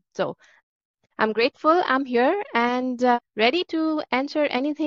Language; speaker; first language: English; non-native, local second language; Hindi